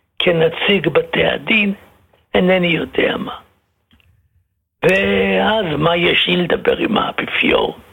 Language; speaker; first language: Hebrew; native; Hebrew